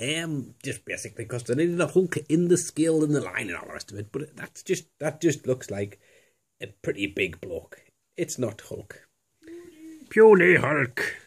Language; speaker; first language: English; native; English